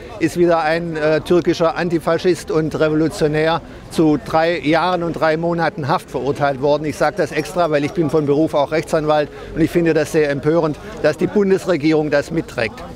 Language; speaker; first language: German; native; German